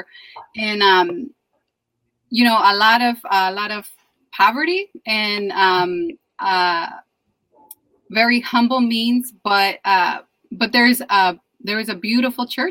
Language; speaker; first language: English; early bilingual, other home language; Spanish